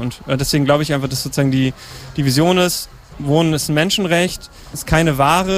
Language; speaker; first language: German; native; German